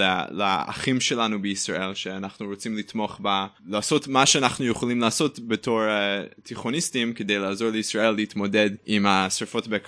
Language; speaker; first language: Hebrew; non-native, fluent; English